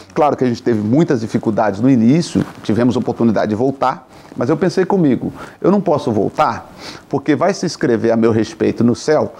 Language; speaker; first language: Portuguese; native; Portuguese